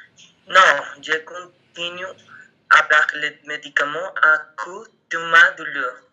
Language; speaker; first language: French; non-native, learner; Spanish